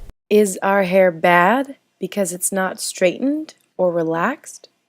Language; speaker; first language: English; native; English